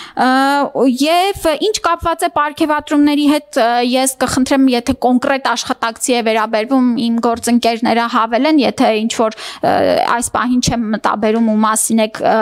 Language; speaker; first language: Armenian; native; Armenian